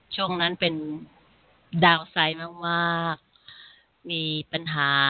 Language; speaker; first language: Thai; native; Thai